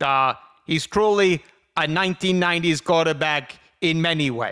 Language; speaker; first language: English; native; English